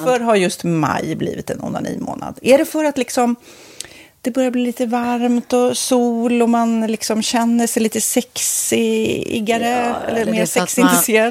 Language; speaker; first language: Swedish; native; Swedish